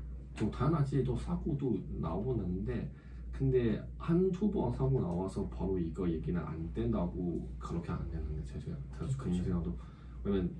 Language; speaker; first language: Korean; non-native, learner; Chinese